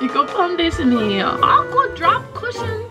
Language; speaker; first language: Korean; non-native, learner; English